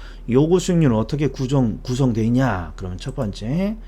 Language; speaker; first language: Korean; native; Korean